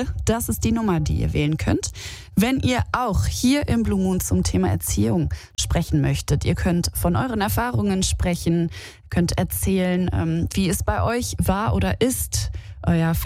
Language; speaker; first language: German; native; German